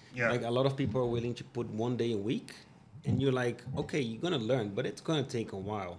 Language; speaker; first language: English; non-native, fluent; Portuguese